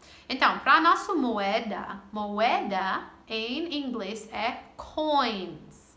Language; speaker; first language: Portuguese; non-native, fluent; English